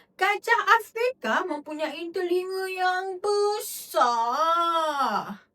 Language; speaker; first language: Malay; native; Malay